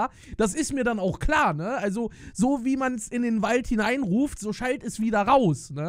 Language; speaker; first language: German; native; German